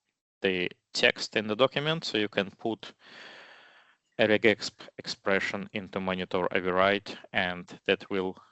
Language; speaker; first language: English; non-native, fluent; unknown